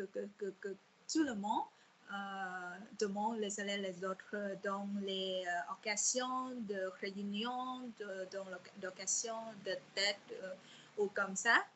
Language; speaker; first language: French; non-native, fluent; Vietnamese